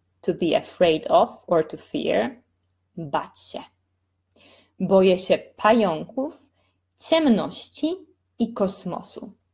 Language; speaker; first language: Polish; native; Polish